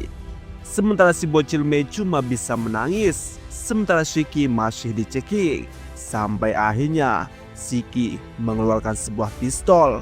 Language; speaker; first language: Indonesian; native; Indonesian